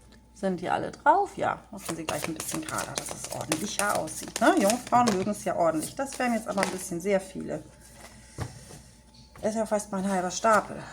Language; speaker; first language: German; native; German